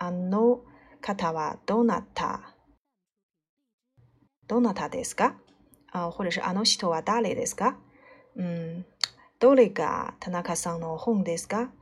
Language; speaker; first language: Japanese; non-native, learner; Chinese